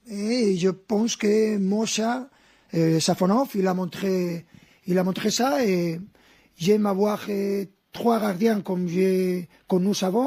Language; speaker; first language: French; non-native, fluent; Spanish